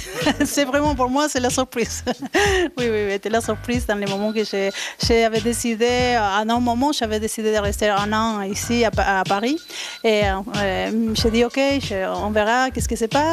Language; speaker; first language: French; non-native, fluent; Spanish